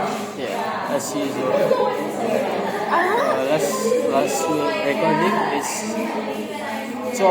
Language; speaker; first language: English; non-native, learner; Indonesian